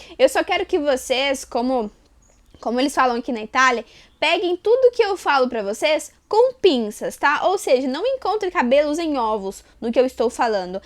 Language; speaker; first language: Portuguese; native; Portuguese